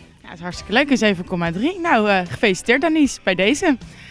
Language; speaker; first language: Dutch; native; Dutch